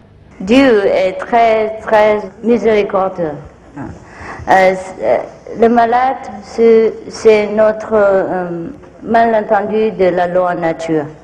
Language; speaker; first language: French; non-native, fluent; Vietnamese